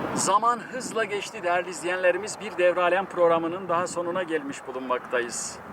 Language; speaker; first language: Turkish; native; Turkish